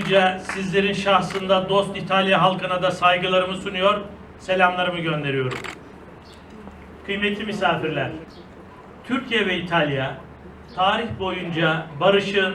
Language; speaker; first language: Turkish; native; Turkish